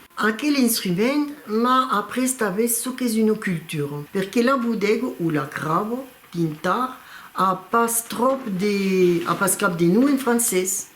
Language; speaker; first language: Occitan; non-native, local second language; French